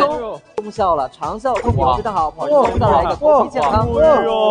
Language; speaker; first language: Chinese; native; Chinese